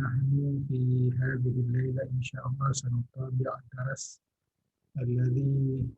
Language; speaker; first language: Arabic; non-native, fluent; Indonesian